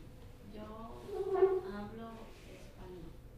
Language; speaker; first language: Spanish; non-native, learner; English